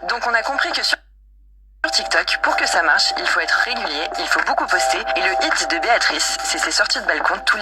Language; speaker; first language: French; native; French